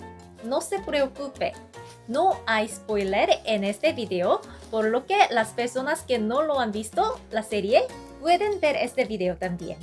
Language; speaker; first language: Spanish; non-native, fluent; Korean